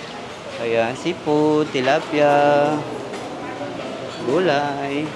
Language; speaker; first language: Filipino; native; Filipino